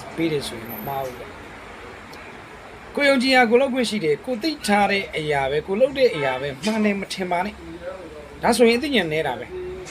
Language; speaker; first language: Burmese; native; Burmese